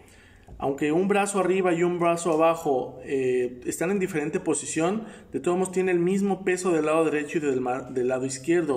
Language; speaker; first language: Spanish; native; Spanish